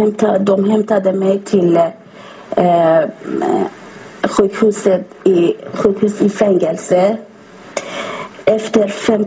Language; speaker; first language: Swedish; non-native, learner; Persian